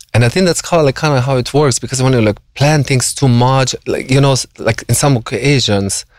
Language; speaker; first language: English; non-native, fluent; Slovenian